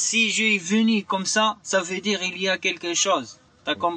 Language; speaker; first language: French; non-native, learner; Arabic